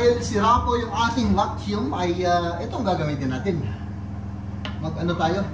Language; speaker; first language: Filipino; native; Filipino